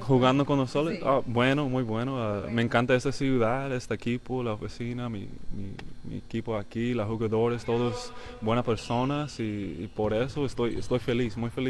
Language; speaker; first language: Spanish; non-native, learner; English